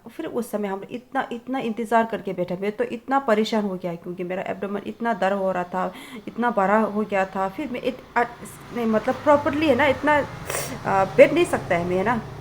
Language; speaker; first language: Hindi; non-native, local second language; Tibetan